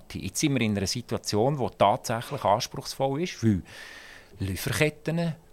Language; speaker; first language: German; native; German